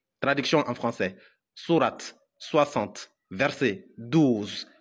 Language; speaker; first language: French; non-native, local second language; Bambara